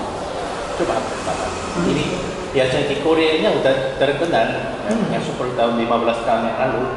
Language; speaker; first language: Indonesian; non-native, learner; Korean